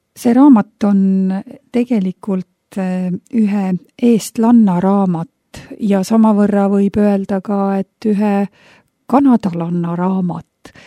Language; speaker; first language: Estonian; native; Estonian